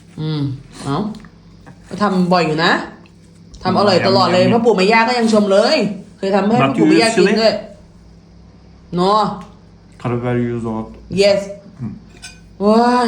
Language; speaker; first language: Thai; native; Thai